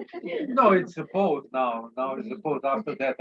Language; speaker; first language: English; non-native, learner; Serbian